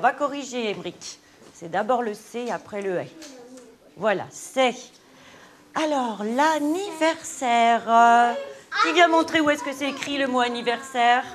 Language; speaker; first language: French; native; French